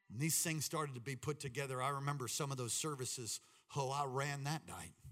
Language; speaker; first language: English; native; English